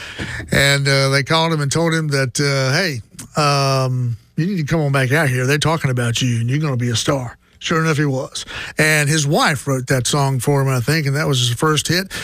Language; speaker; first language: English; native; English